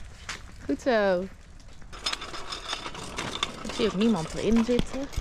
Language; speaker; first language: Dutch; native; Dutch